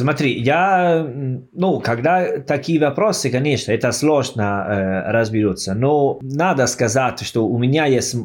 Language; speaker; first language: Russian; non-native, fluent; Italian